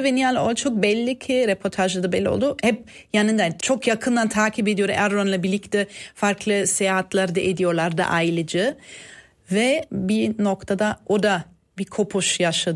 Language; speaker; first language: Turkish; non-native, fluent; German